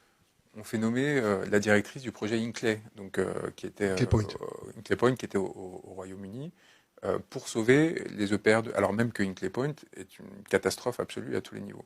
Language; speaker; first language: French; native; French